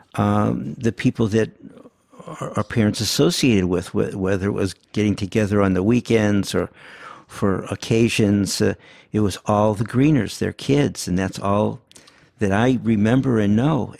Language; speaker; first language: English; early bilingual, other home language; Yiddish